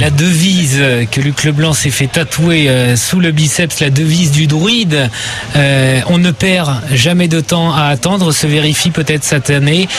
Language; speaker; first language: French; native; French